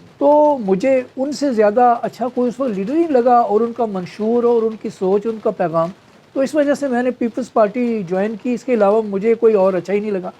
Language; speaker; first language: Urdu; non-native, local second language; Punjabi